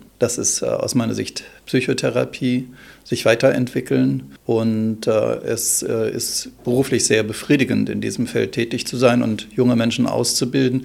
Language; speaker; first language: German; native; German